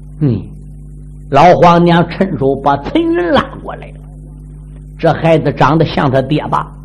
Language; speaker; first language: Chinese; native; Chinese